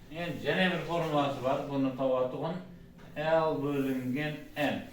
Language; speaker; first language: Uzbek; non-native, local second language; Kara-Kalpak